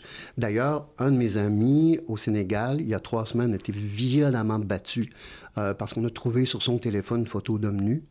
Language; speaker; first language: French; native; French